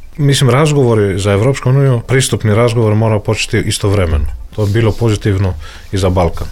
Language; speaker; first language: Serbian; non-native, fluent; Greek